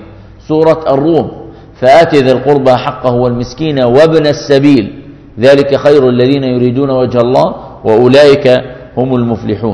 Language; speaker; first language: Arabic; native; Arabic